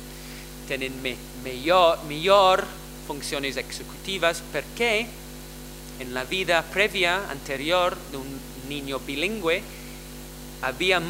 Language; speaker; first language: Spanish; non-native, fluent; English